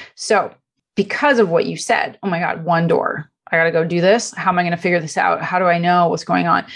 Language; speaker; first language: English; non-native, fluent; Italian